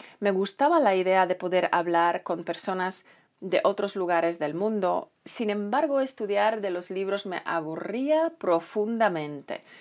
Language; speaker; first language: Spanish; non-native, fluent; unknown